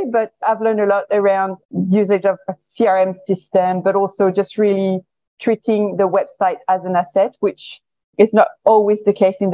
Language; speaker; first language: English; non-native, fluent; French